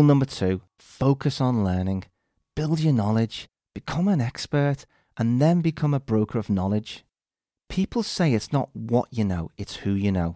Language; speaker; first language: English; native; English